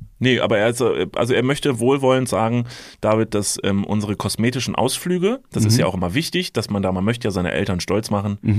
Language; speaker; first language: German; native; German